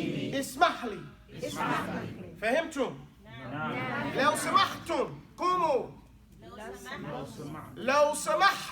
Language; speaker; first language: Arabic; non-native, fluent; English